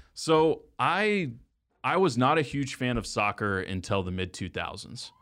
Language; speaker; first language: English; native; English